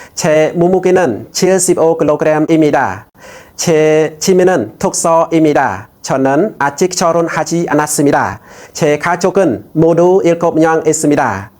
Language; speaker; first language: Korean; non-native, learner; Khmer